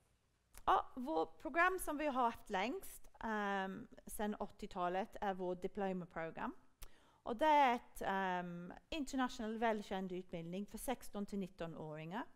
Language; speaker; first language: Swedish; non-native, fluent; English